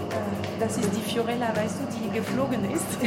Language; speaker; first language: German; non-native, learner; French